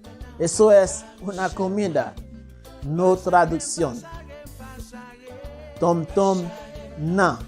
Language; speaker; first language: Spanish; non-native, fluent; Haitian Creole